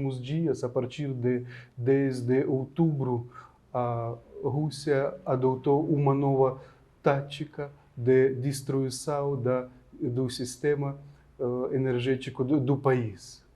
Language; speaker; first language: Portuguese; non-native, fluent; Ukrainian